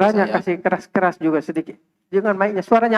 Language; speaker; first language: Indonesian; native; Indonesian